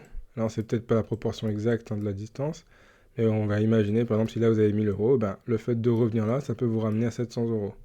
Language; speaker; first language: French; native; French